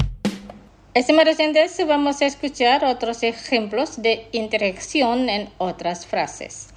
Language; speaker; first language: Spanish; non-native, fluent; Indonesian